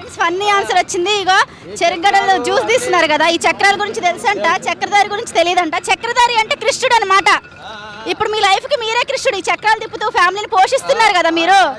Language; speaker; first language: Telugu; native; Telugu